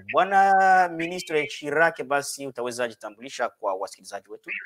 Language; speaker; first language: Swahili; native; Swahili